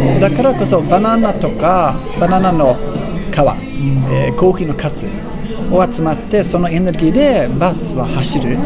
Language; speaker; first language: Japanese; non-native, fluent; Swedish